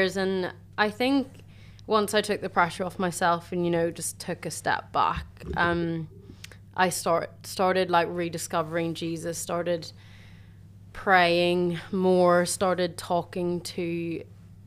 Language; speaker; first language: English; native; English